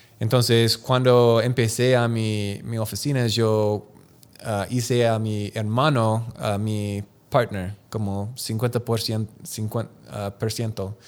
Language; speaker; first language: Spanish; non-native, learner; English